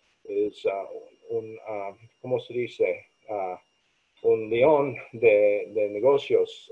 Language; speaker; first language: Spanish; non-native, learner; English